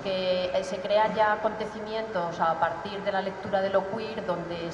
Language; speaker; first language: Spanish; native; Spanish